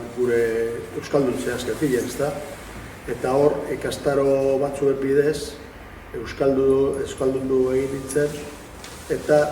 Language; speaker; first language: Basque; non-native, local second language; Spanish